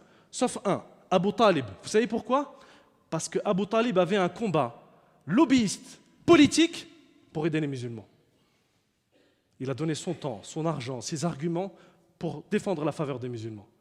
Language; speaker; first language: French; native; French